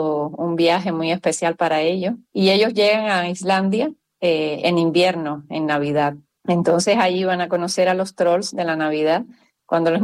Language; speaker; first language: Spanish; native; Spanish